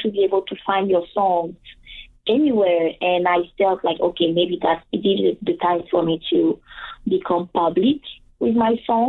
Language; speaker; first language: English; non-native, fluent; French